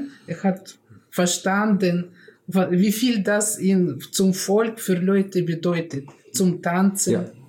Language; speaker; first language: German; non-native, learner; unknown